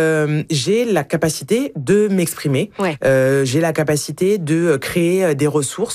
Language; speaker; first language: French; native; French